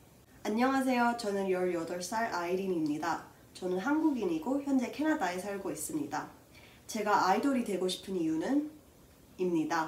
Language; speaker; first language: Korean; early bilingual, heritage; Korean